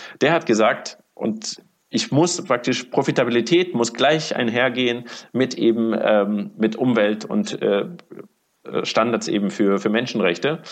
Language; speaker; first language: German; early bilingual, other home language; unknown